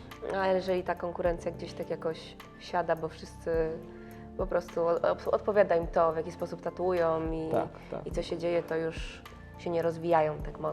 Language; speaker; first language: Polish; native; Polish